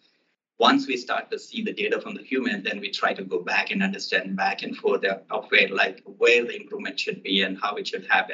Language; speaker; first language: English; non-native, local second language; Telugu